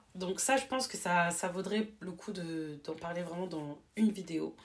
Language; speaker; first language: French; native; French